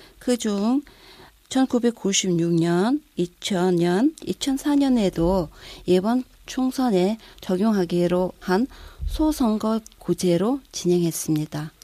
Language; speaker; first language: Korean; non-native, fluent; Mongolian